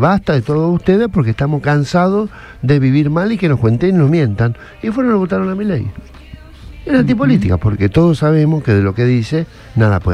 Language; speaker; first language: Spanish; native; Spanish